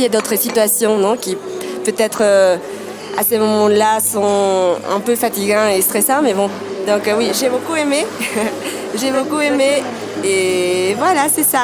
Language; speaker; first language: French; non-native, fluent; Spanish